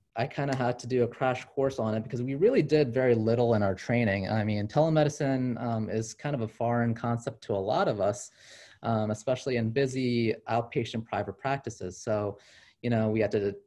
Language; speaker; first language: English; native; English